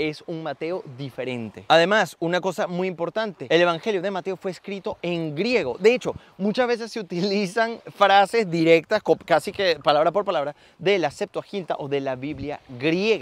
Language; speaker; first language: Spanish; native; Spanish